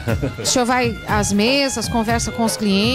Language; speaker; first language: Portuguese; native; Portuguese